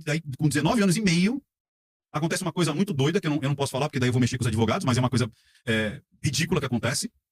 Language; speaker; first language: Portuguese; native; Portuguese